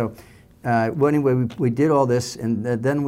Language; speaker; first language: English; native; English